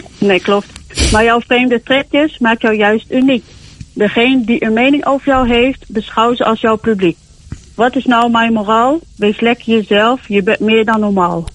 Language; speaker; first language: Dutch; early bilingual, other home language; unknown